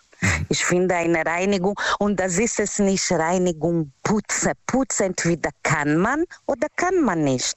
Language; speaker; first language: German; non-native, learner; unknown